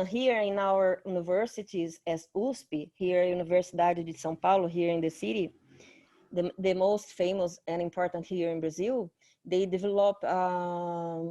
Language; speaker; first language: English; non-native, fluent; Portuguese